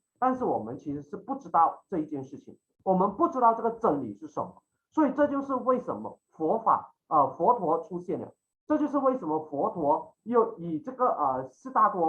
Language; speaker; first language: Chinese; native; Chinese